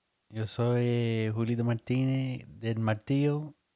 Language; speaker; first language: Spanish; early bilingual, heritage; Spanish